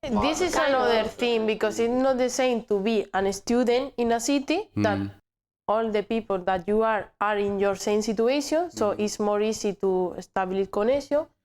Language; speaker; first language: English; non-native, learner; Spanish